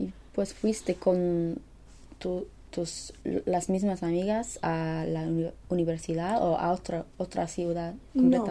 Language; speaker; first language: Spanish; non-native, learner; English